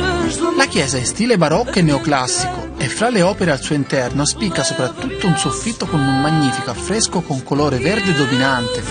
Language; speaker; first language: Italian; native; Italian